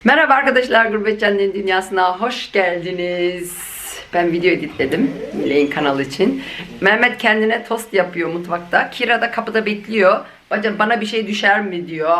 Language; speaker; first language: Turkish; early bilingual, heritage; Turkish